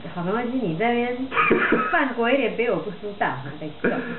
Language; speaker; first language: Chinese; native; Chinese